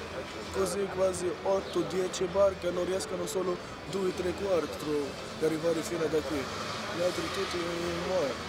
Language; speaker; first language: Italian; non-native, learner; Arabic